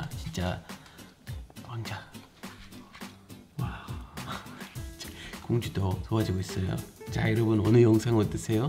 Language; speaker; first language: Korean; non-native, fluent; English